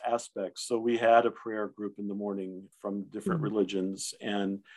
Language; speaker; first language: English; early bilingual, other home language; German